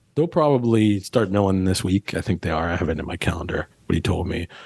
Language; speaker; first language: English; native; English